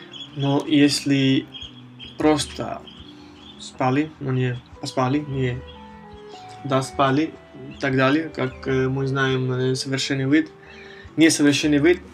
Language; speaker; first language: Russian; non-native, fluent; Spanish